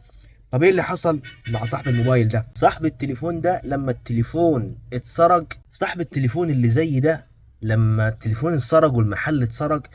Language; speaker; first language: Arabic; native; Arabic